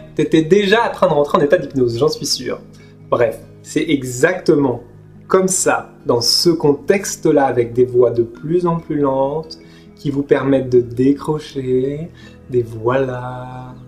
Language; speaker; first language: French; native; French